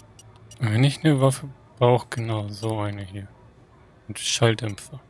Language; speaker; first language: German; native; German